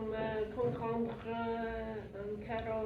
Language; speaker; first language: French; non-native, learner; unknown